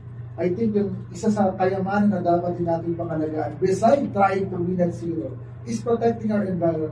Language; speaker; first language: Filipino; native; Filipino